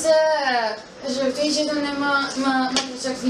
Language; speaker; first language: French; non-native, learner; Spanish